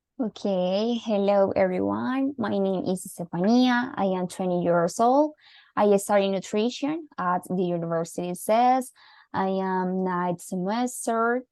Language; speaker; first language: English; non-native, learner; Spanish